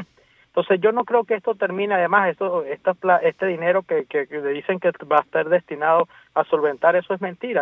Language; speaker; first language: Spanish; native; Spanish